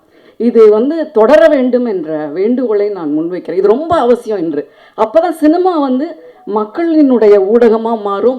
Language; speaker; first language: Tamil; native; Tamil